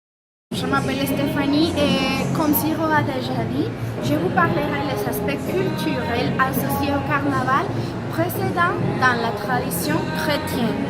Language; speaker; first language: French; non-native, learner; Spanish